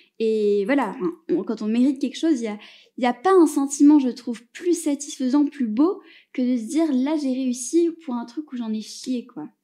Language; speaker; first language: French; native; French